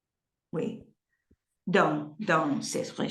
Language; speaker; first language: French; non-native, learner; English